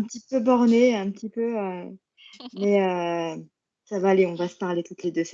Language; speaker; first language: French; native; French